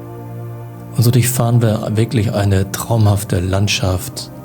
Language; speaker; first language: German; native; German